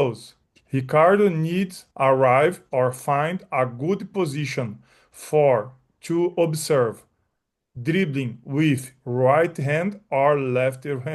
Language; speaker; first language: English; non-native, learner; Portuguese